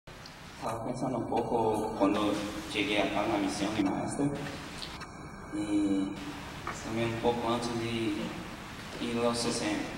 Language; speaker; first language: Spanish; non-native, learner; Portuguese